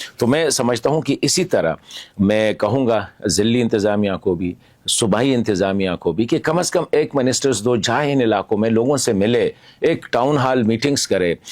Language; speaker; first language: Urdu; non-native, local second language; Pashto